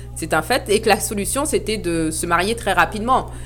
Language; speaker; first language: French; native; French